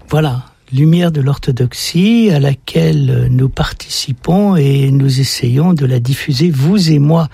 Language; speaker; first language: French; native; French